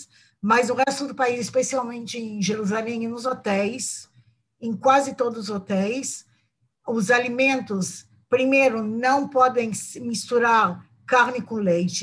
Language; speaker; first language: Portuguese; non-native, fluent; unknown